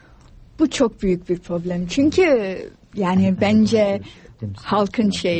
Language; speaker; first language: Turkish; non-native, fluent; English